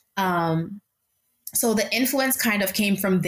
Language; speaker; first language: English; native; English